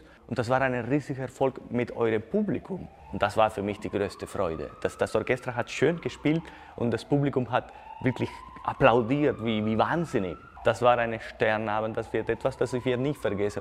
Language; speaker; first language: German; non-native, fluent; Spanish